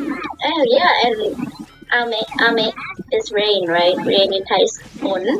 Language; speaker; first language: English; non-native, fluent; Thai